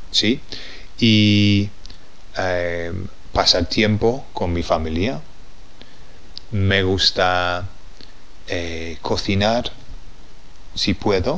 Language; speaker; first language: Spanish; non-native, fluent; English